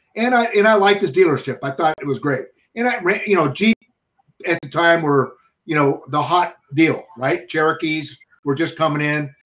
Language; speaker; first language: English; native; English